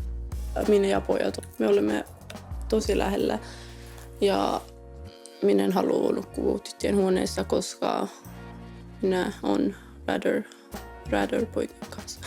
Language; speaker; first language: Finnish; non-native, learner; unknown